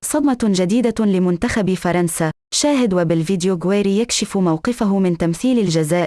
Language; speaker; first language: Arabic; native; Arabic